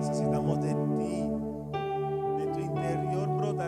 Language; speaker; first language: Spanish; native; Spanish